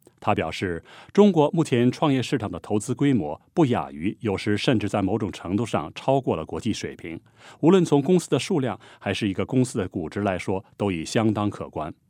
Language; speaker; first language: Chinese; native; Chinese